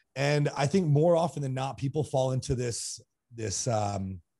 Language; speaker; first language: English; native; English